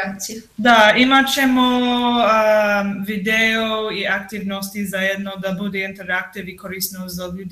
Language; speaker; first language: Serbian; non-native, learner; English